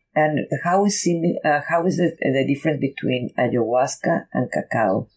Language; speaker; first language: English; non-native, fluent; Spanish